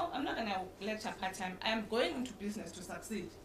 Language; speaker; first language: English; non-native, local second language; Xhosa